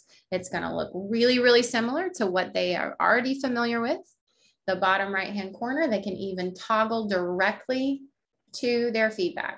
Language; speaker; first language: English; native; English